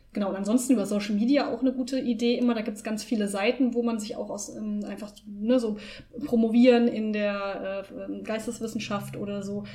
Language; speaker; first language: German; native; German